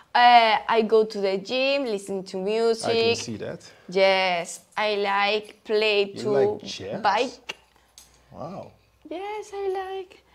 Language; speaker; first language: English; non-native, learner; Spanish